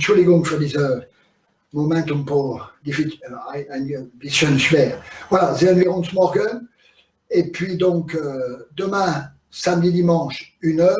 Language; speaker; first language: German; non-native, learner; French